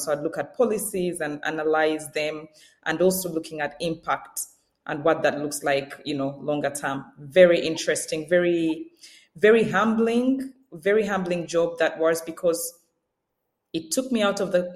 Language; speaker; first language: English; non-native, local second language; Ganda